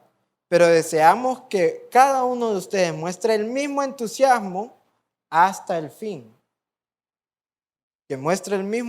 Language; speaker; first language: Spanish; native; Spanish